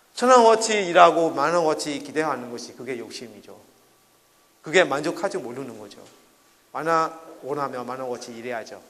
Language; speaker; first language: Korean; non-native, fluent; Burmese